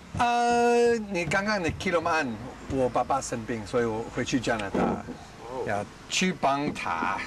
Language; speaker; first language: Chinese; non-native, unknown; English